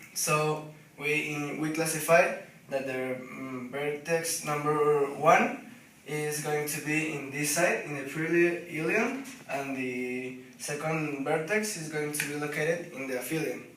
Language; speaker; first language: English; non-native, fluent; Spanish